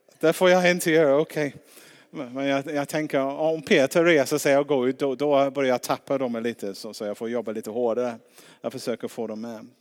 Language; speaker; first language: Swedish; non-native, fluent; English